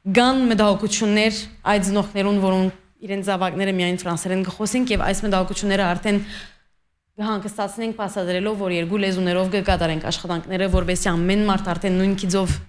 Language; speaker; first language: Armenian; early bilingual, heritage; Armenian